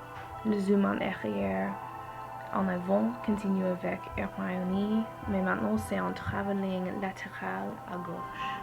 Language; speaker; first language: French; non-native, learner; English